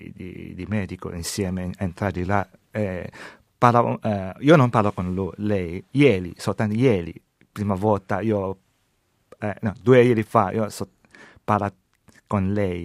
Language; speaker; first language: Italian; non-native, learner; Chinese